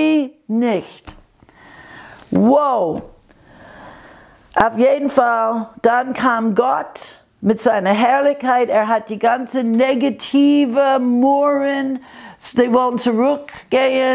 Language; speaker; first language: German; non-native, fluent; English